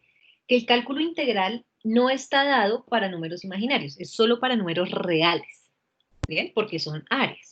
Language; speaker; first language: Spanish; native; Spanish